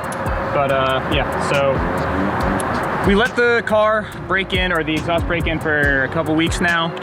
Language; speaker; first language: English; native; English